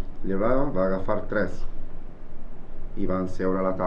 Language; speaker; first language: Catalan; non-native, learner; Italian